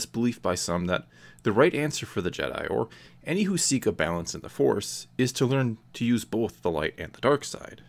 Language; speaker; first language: English; native; English